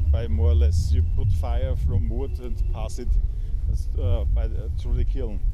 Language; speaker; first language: English; non-native, fluent; German